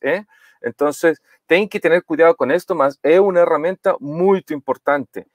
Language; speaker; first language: Portuguese; non-native, learner; Spanish